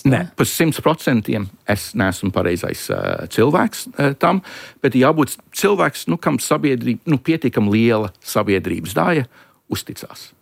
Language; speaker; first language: Latvian; early bilingual, heritage; Latvian